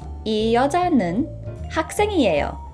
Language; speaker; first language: Korean; non-native, fluent; English